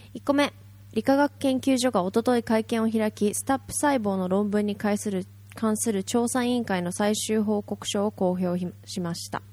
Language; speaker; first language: Japanese; native; Japanese